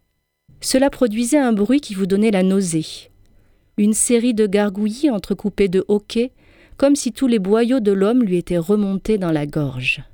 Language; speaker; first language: French; native; French